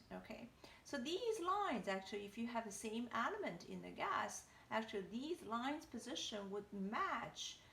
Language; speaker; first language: English; non-native, fluent; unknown